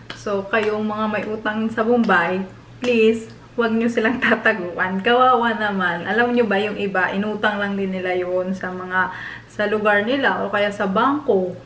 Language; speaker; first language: Filipino; native; Filipino